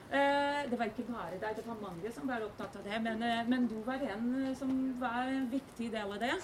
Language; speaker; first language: Norwegian; non-native, fluent; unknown